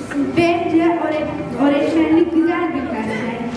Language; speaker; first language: Turkish; non-native, learner; Kurdish